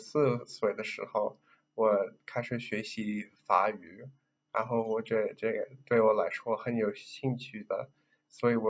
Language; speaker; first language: Chinese; non-native, learner; English